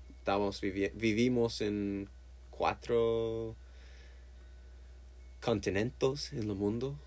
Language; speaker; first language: Spanish; non-native, learner; English